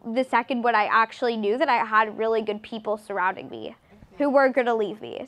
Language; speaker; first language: English; native; English